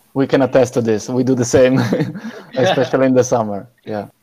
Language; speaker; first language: English; non-native, fluent; Italian